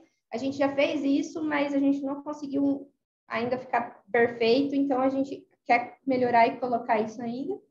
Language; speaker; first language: Portuguese; native; Portuguese